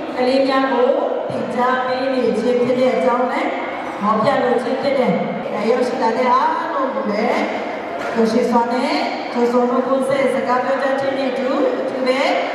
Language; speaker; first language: Burmese; non-native, local second language; Lahu